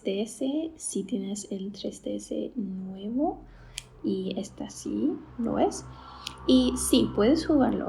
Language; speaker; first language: Spanish; non-native, fluent; English